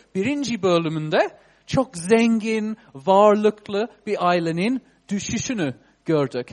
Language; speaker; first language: Turkish; non-native, fluent; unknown